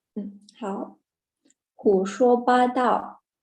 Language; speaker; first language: Chinese; non-native, fluent; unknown